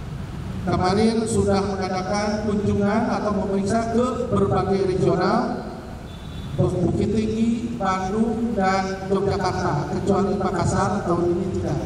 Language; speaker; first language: Indonesian; native; Indonesian